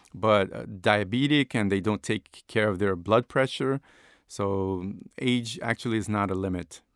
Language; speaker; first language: English; non-native, fluent; Portuguese